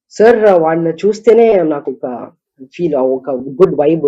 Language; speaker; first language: Telugu; non-native, learner; Kannada